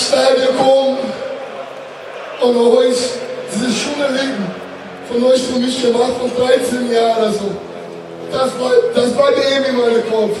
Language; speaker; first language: German; non-native, learner; Portuguese